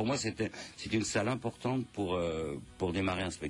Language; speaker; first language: French; native; French